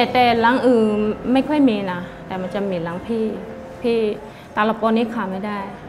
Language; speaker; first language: Thai; non-native, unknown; Karen languages